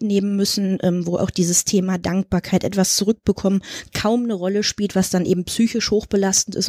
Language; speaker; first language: German; native; German